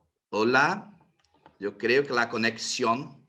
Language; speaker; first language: Spanish; non-native, fluent; Portuguese